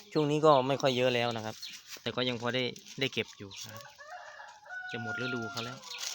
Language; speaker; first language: Thai; native; Thai